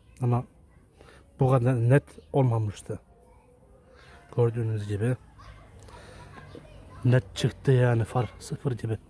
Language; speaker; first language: Turkish; early bilingual, heritage; Turkish